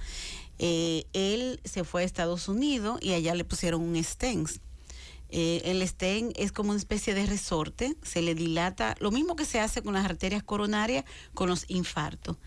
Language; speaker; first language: Spanish; native; Spanish